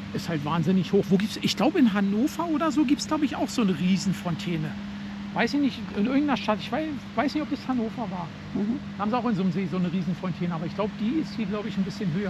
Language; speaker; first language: German; native; German